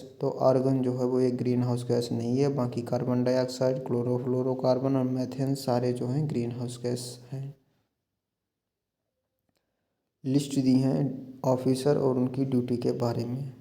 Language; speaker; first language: Hindi; native; Hindi